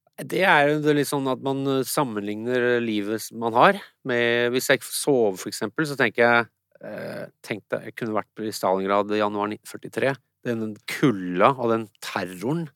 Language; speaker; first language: Norwegian; early bilingual, other home language; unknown